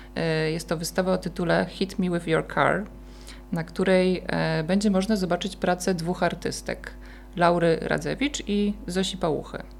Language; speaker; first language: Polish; native; Polish